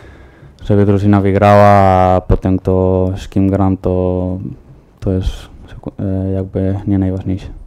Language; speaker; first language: Polish; non-native, learner; Spanish